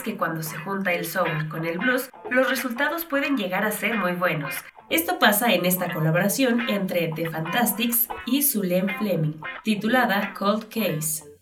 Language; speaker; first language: Spanish; native; Spanish